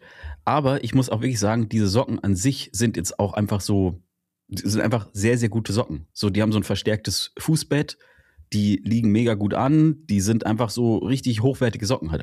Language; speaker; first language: German; native; German